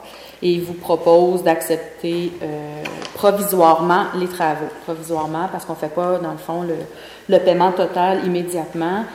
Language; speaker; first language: French; native; French